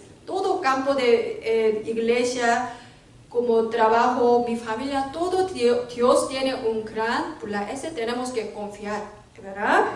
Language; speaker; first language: Spanish; non-native, learner; Korean